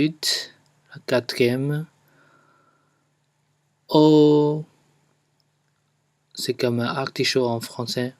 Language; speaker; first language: French; non-native, fluent; Chinese